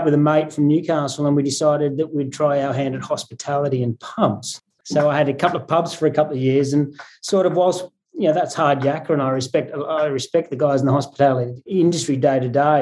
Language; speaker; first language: English; native; English